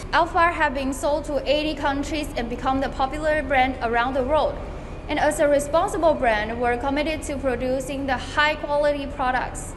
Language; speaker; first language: English; non-native, fluent; Chinese